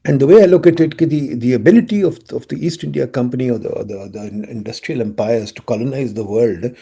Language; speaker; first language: English; non-native, local second language; Urdu